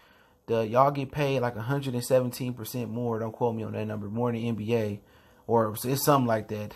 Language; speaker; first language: English; native; English